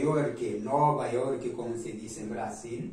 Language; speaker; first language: Spanish; non-native, learner; Portuguese